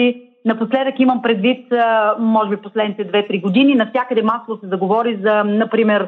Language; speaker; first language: Bulgarian; native; Bulgarian